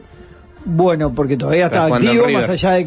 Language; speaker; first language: Spanish; native; Spanish